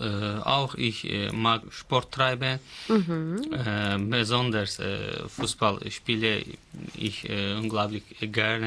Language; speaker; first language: German; non-native, learner; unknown